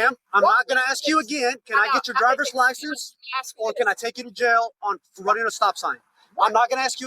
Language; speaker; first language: English; native; English